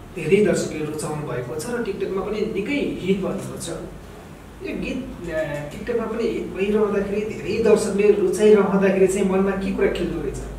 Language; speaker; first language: Nepali; native; Nepali